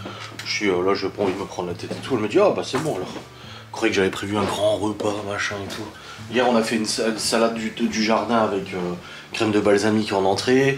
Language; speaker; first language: French; native; French